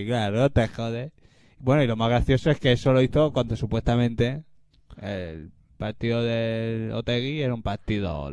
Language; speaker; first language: Spanish; native; Spanish